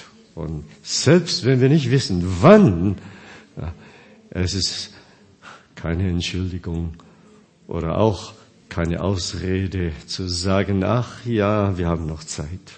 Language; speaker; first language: German; non-native, fluent; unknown